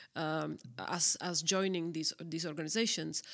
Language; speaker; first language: English; non-native, fluent; Czech